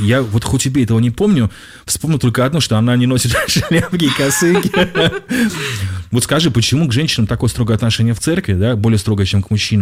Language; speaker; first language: Russian; native; Russian